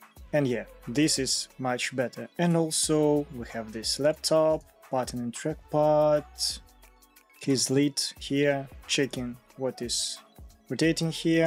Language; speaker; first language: English; non-native, fluent; Russian